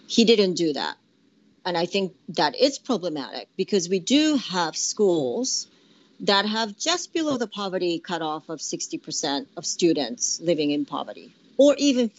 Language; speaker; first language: English; non-native, fluent; Japanese